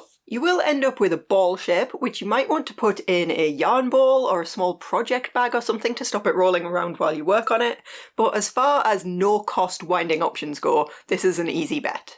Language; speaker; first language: English; native; English